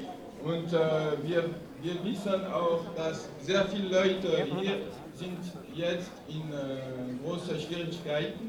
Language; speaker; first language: German; non-native, learner; French